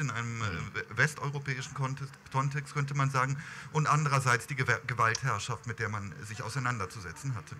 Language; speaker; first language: German; native; German